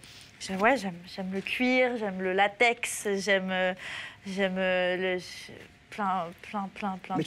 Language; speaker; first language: French; native; French